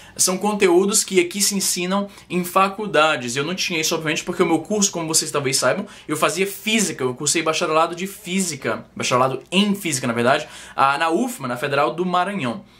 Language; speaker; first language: Portuguese; native; Portuguese